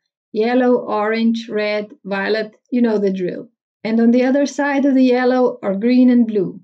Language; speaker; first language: English; non-native, fluent; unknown